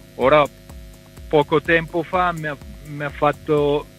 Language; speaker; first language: Italian; non-native, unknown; Russian